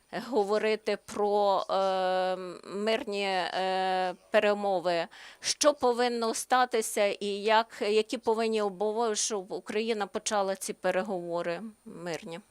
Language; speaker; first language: Ukrainian; non-native, learner; Slovenian